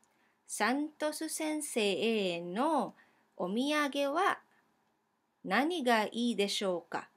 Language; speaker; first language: Japanese; non-native, fluent; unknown